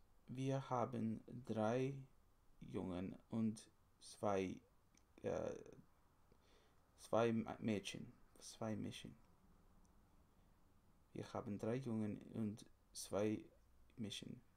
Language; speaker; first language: German; non-native, learner; English